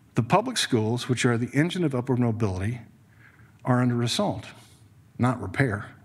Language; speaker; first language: English; native; English